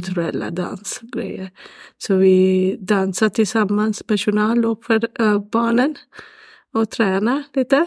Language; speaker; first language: Swedish; non-native, learner; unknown